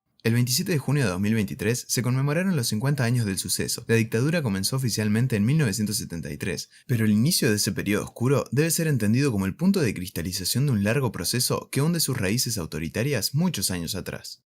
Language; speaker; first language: Spanish; native; Spanish